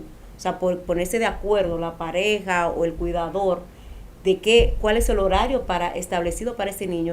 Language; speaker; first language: Spanish; native; Spanish